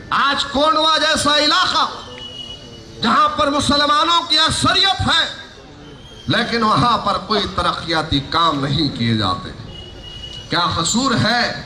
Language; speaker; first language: Urdu; native; Urdu